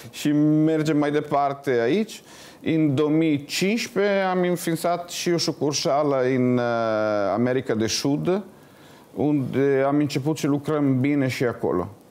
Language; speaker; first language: Romanian; non-native, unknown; Italian